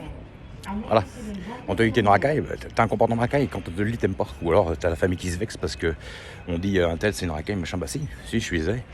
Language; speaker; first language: French; native; French